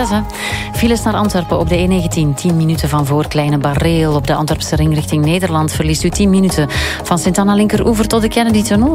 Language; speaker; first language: Dutch; native; Dutch